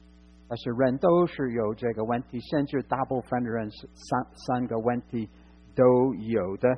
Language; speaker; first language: Chinese; non-native, fluent; English